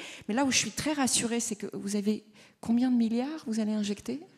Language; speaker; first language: French; native; French